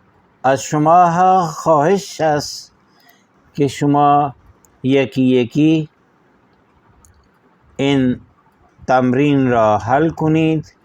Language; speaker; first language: Persian; non-native, fluent; Urdu